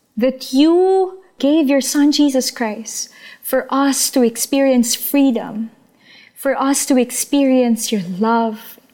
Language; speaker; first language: English; non-native, local second language; Filipino